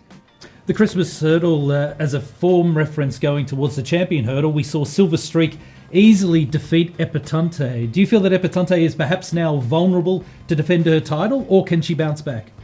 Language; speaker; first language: English; native; English